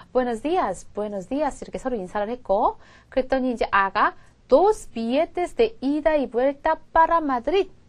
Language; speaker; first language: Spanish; non-native, fluent; Korean